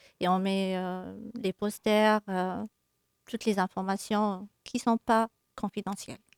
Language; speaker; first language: French; non-native, local second language; Arabic